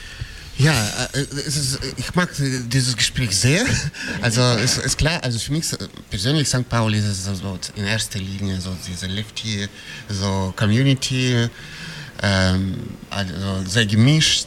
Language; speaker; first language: German; non-native, fluent; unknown